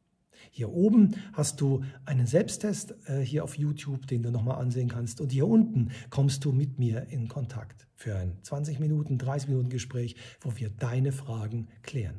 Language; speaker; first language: German; native; German